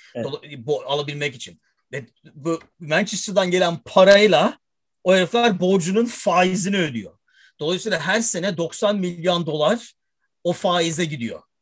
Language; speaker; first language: Turkish; early bilingual, heritage; Turkish